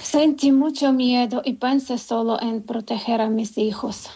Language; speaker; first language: Spanish; non-native, learner; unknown